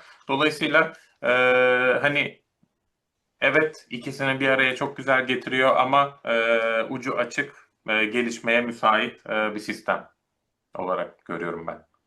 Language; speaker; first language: Turkish; native; Turkish